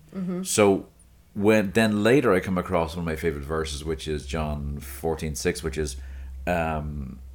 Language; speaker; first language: English; native; English